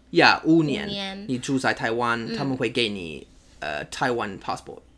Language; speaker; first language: Chinese; non-native, learner; English